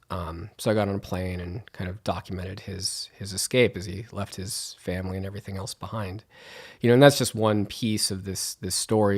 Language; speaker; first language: English; native; English